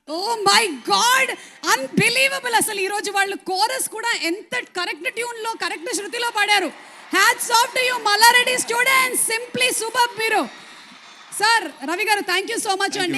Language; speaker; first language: Telugu; native; Telugu